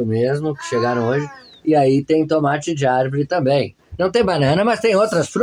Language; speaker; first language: Portuguese; native; Portuguese